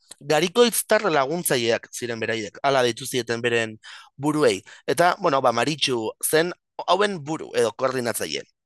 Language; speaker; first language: Basque; native; Basque